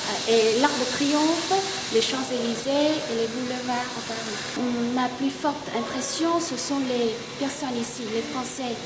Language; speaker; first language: French; non-native, fluent; Vietnamese